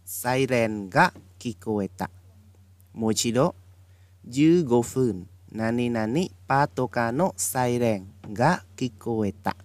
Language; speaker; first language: Japanese; non-native, fluent; Khmer